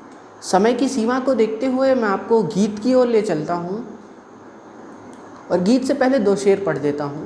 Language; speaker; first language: Hindi; native; Hindi